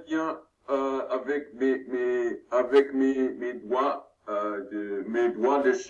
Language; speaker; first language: French; non-native, learner; German